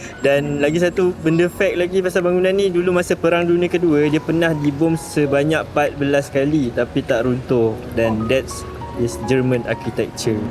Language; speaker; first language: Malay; native; Malay